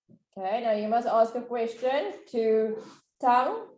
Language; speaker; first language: English; non-native, fluent; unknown